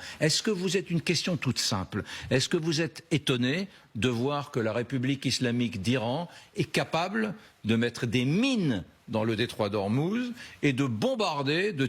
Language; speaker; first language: French; native; French